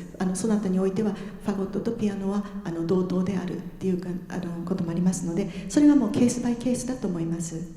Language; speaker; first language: Japanese; native; Japanese